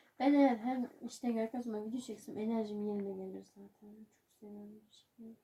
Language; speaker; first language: Turkish; native; Turkish